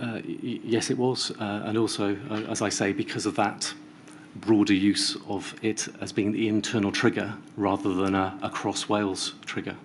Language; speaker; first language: English; native; English